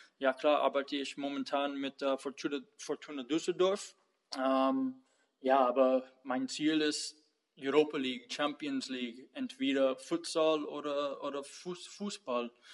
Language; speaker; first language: German; non-native, learner; English